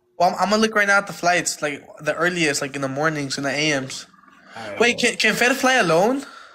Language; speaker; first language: English; early bilingual, other home language; Spanish